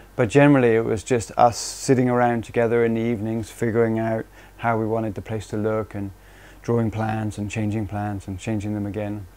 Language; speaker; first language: English; native; English